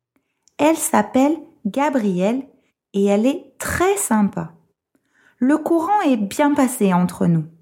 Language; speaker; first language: French; non-native, fluent; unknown